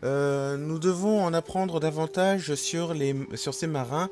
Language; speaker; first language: French; native; French